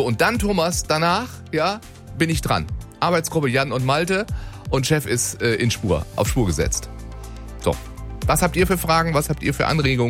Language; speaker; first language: German; native; German